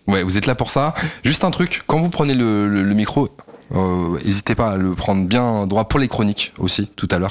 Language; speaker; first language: French; native; French